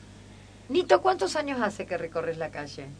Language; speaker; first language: Spanish; native; Spanish